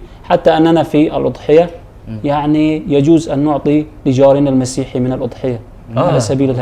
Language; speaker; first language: Arabic; native; Arabic